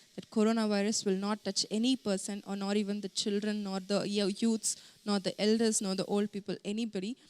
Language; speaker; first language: English; non-native, local second language; Kannada